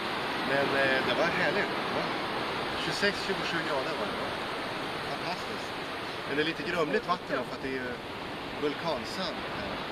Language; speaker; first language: Swedish; native; Swedish